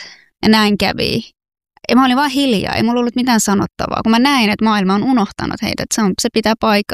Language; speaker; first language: Finnish; non-native, fluent; Persian